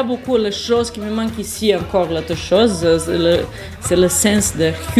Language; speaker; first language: French; non-native, fluent; Serbian